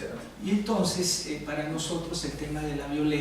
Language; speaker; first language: Spanish; native; Spanish